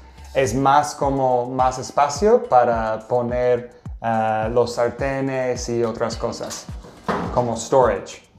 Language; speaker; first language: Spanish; non-native, fluent; English